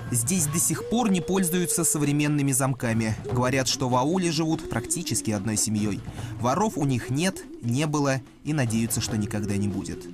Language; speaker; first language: Russian; native; Russian